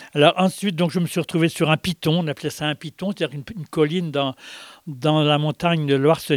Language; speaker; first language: French; native; French